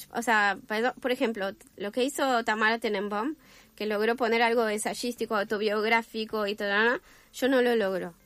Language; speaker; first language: Spanish; non-native, fluent; French